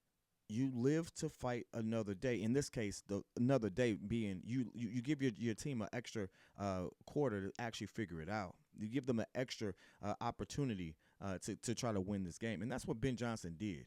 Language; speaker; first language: English; native; English